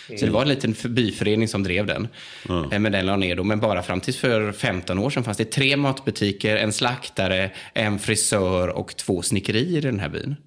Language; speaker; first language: Swedish; native; Swedish